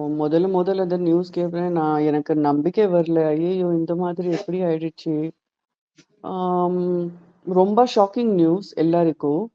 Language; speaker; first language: Tamil; non-native, learner; Gujarati